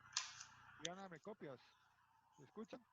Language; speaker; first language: Spanish; native; Spanish